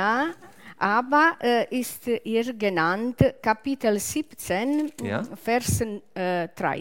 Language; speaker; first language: German; non-native, learner; Italian